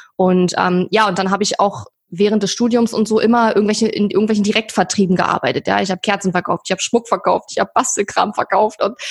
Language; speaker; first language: German; native; German